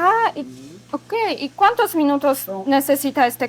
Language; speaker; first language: Spanish; non-native, learner; Polish